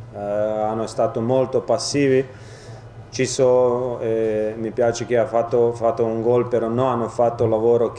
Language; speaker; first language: Italian; non-native, fluent; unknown